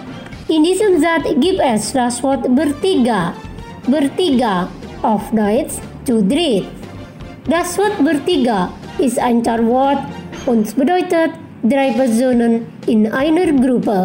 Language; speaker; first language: German; non-native, fluent; Indonesian